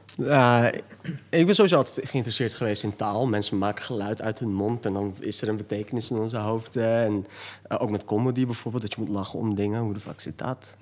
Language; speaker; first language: Dutch; early bilingual, other home language; Turkish